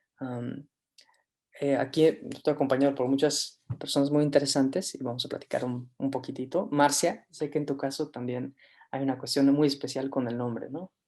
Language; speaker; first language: Spanish; native; Spanish